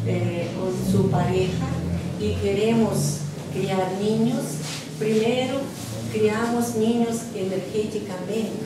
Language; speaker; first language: Spanish; non-native, learner; Russian